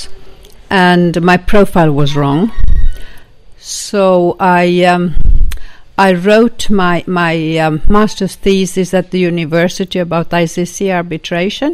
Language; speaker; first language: English; non-native, fluent; Swedish